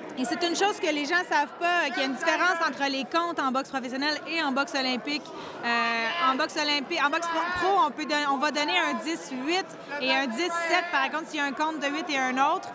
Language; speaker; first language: French; native; French